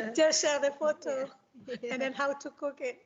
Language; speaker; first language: English; non-native, fluent; Indonesian